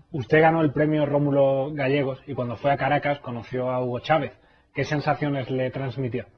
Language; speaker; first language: Spanish; native; Spanish